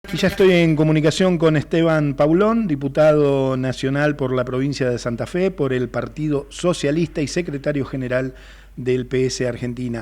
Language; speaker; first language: Spanish; native; Spanish